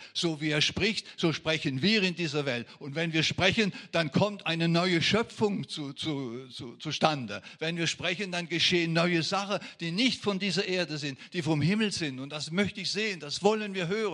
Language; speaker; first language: German; non-native, fluent; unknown